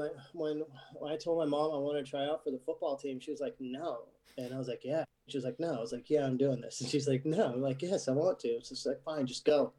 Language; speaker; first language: English; early bilingual, other home language; Arabic